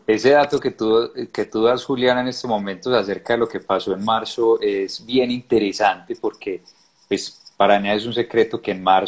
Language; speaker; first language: Spanish; native; Spanish